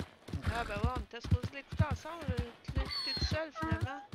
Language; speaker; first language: French; native; French